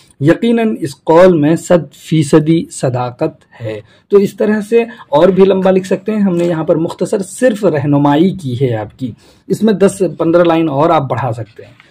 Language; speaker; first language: Urdu; native; Urdu